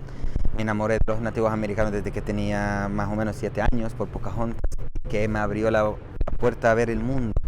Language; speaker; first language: Spanish; non-native, fluent; Arabic